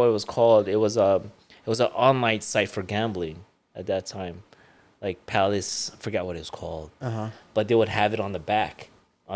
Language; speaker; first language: English; early bilingual, other home language; Iloko